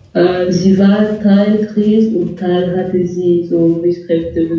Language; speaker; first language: German; non-native, fluent; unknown